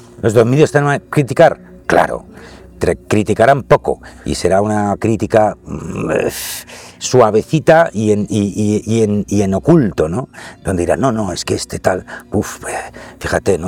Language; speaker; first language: Spanish; native; Spanish